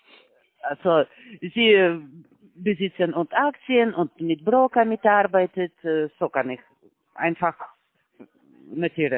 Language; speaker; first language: German; non-native, learner; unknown